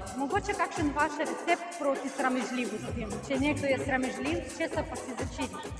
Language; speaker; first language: Slovenian; non-native, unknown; Ukrainian